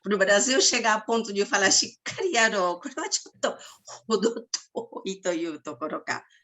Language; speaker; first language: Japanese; early bilingual, heritage; Japanese